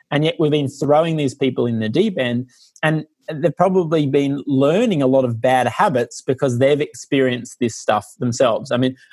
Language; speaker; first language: English; native; English